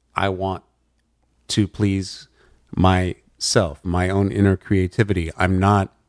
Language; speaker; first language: English; native; English